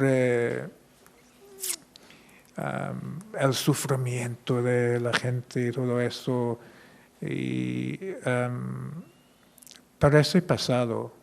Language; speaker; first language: Spanish; non-native, fluent; English